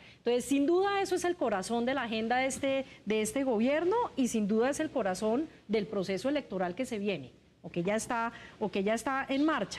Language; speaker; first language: Spanish; native; Spanish